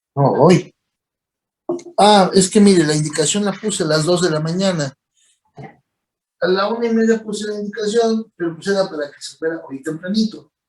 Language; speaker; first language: Spanish; native; Spanish